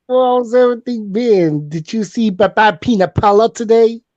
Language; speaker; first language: English; native; English